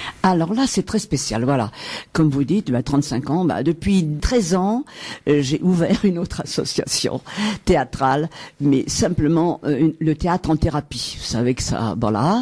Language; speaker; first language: French; native; French